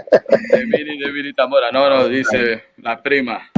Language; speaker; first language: Spanish; native; Spanish